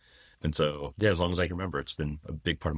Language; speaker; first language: English; native; English